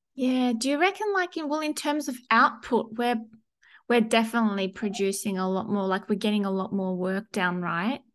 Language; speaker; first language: English; native; English